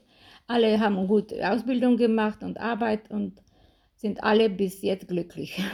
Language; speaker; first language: German; non-native, fluent; Polish